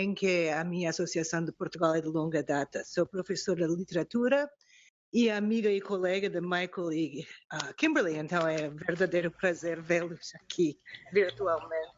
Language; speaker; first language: Portuguese; non-native, fluent; English